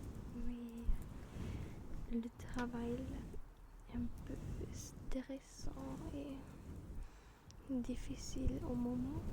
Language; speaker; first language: French; non-native, learner; German